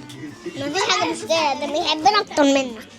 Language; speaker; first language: Arabic; native; Arabic